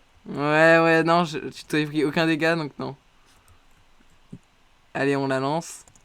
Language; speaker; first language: French; native; French